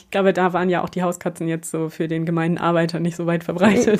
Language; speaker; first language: German; native; German